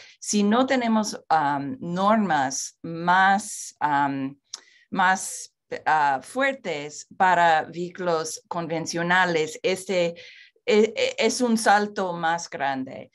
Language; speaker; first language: Spanish; non-native, fluent; English